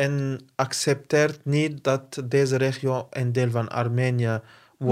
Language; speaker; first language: Dutch; non-native, fluent; Arabic